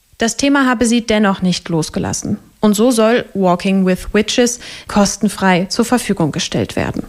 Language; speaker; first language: German; native; German